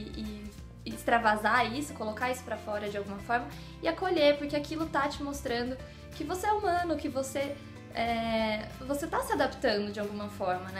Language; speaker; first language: Portuguese; native; Portuguese